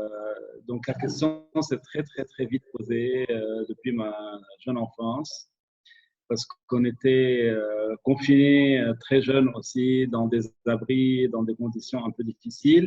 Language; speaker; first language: French; non-native, local second language; Arabic